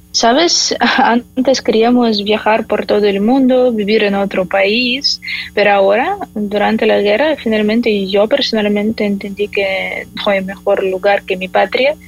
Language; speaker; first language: Spanish; non-native, fluent; Ukrainian